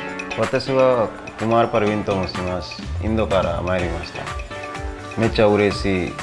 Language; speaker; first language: Japanese; non-native, learner; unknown